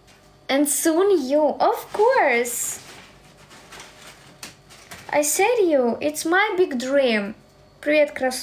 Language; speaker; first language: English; non-native, learner; Russian